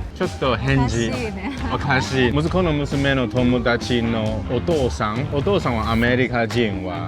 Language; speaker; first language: Japanese; non-native, learner; Chinese